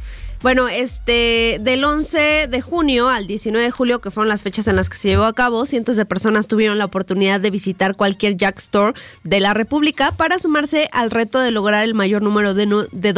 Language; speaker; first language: Spanish; native; Spanish